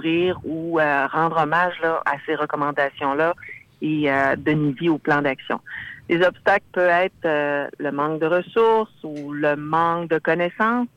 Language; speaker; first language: French; native; French